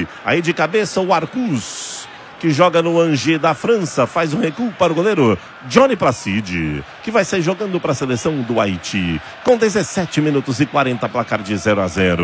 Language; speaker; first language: Portuguese; native; Portuguese